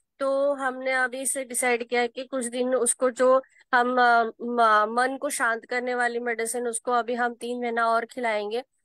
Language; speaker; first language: Hindi; non-native, local second language; Marathi